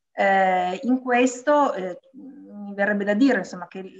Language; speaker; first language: Italian; non-native, fluent; Arabic